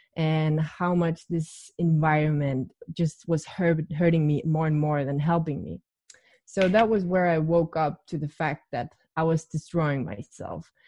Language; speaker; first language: English; non-native, fluent; Danish